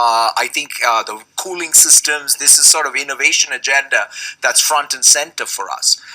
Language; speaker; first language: English; non-native, local second language; Telugu